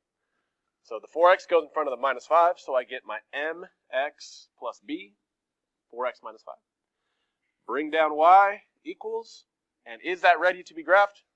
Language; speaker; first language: English; native; English